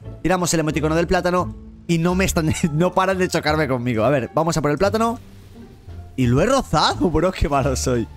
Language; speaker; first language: Spanish; native; Spanish